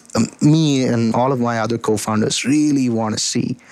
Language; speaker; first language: English; non-native, local second language; Hindi